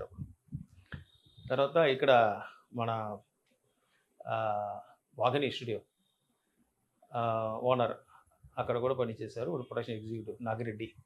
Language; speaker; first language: Telugu; non-native, learner; Tamil